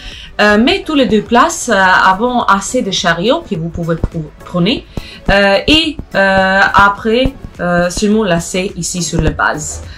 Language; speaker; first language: French; non-native, learner; Croatian